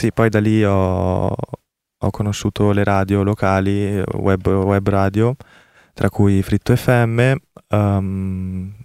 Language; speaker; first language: Italian; early bilingual, other home language; Korean